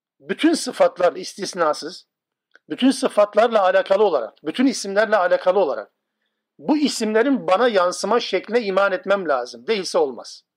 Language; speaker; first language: Turkish; non-native, local second language; Kurdish